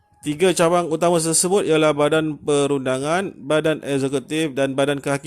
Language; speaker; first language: Malay; native; Malay